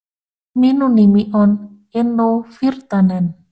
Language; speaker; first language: Finnish; non-native, learner; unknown